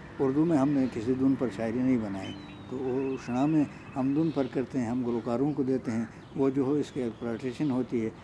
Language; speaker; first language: Urdu; non-native, local second language; Shina